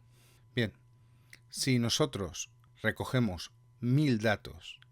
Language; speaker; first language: Spanish; native; Spanish